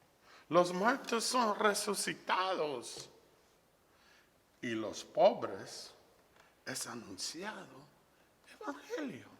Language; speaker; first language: Spanish; non-native, fluent; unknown